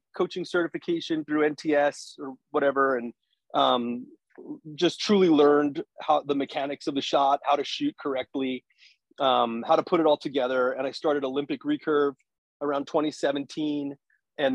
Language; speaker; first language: English; native; English